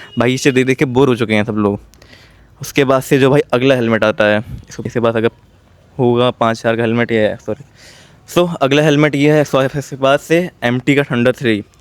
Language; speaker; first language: Hindi; native; Hindi